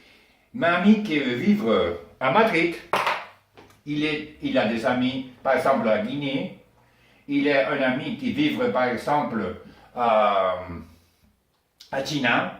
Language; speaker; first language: French; non-native, learner; Spanish